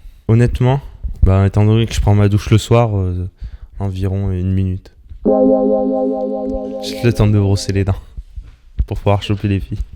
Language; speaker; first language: French; native; French